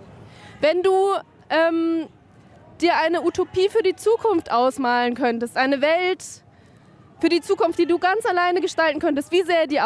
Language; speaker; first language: German; native; German